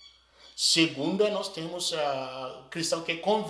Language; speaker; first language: Portuguese; non-native, learner; Arabic